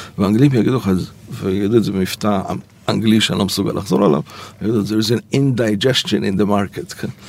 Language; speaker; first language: Hebrew; early bilingual, other home language; Polish